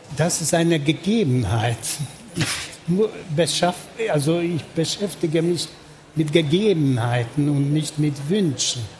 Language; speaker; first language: German; non-native, fluent; Hungarian